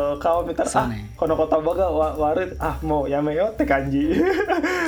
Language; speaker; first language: Japanese; non-native, learner; Indonesian